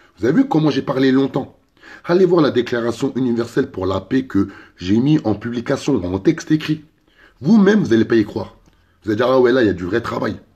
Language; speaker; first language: French; early bilingual, other home language; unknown